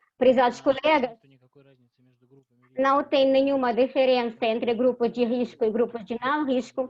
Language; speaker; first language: Portuguese; non-native, fluent; Russian